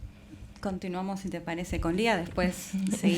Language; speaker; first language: Spanish; native; Spanish